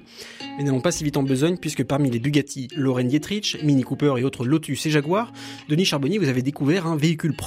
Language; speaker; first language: French; native; French